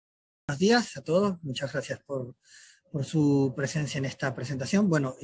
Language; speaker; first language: Spanish; native; Spanish